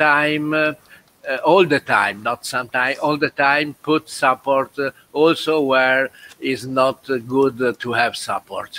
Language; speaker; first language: English; non-native, learner; Italian